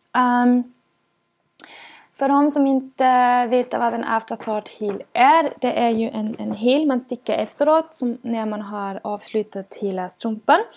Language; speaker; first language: Swedish; non-native, fluent; German